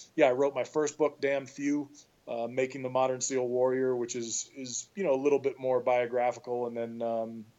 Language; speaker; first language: English; native; English